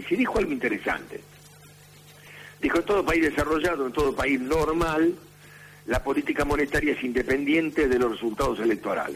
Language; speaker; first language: Spanish; native; Spanish